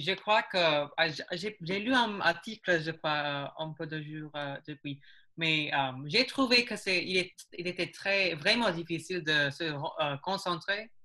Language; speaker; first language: French; non-native, learner; English